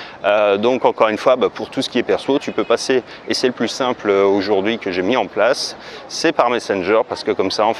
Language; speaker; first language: French; native; French